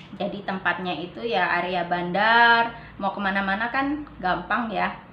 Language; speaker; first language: Indonesian; native; Indonesian